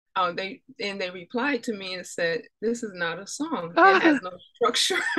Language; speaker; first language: English; native; English